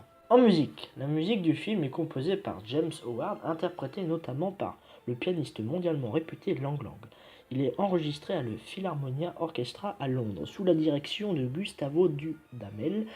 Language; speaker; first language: French; native; French